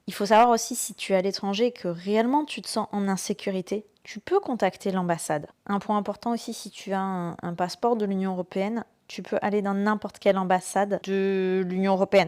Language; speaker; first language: French; native; French